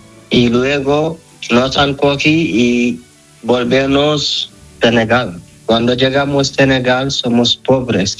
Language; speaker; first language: Spanish; non-native, learner; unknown